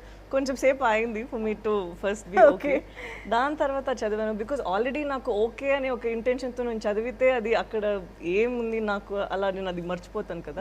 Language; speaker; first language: Telugu; non-native, fluent; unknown